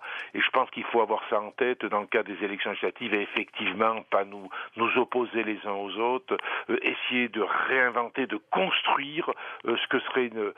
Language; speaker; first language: French; native; French